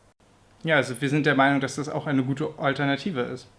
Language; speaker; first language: German; native; German